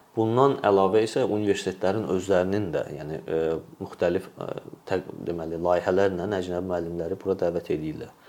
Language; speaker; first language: Azerbaijani; native; Azerbaijani